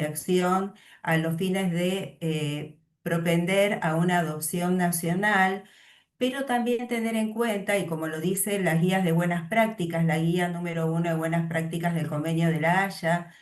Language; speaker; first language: Spanish; native; Spanish